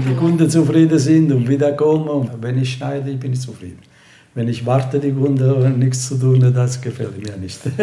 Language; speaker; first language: German; non-native, learner; Italian